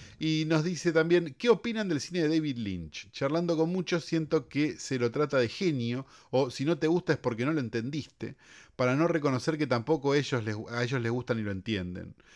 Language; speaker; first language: Spanish; native; Spanish